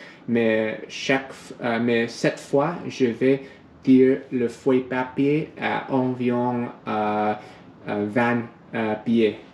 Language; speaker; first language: French; non-native, learner; English